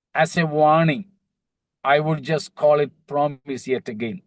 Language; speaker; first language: English; non-native, local second language; Malayalam